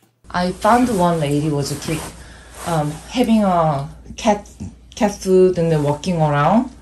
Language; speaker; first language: English; non-native, learner; Korean